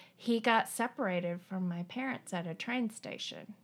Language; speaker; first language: English; native; English